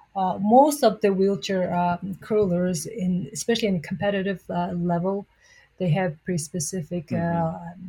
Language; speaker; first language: English; non-native, fluent; Mongolian